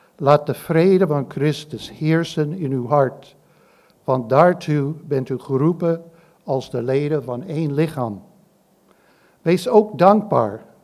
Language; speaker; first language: Dutch; non-native, fluent; English